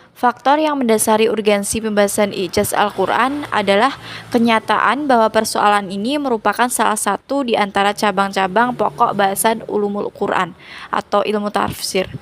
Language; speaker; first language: Indonesian; native; Indonesian